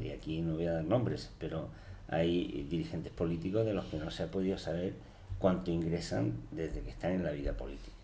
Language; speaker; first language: Spanish; native; Spanish